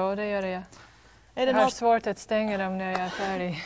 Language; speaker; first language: Swedish; non-native, fluent; English